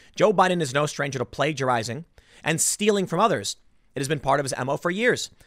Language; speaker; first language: English; native; English